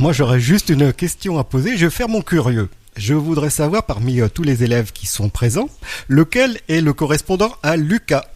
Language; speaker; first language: French; native; French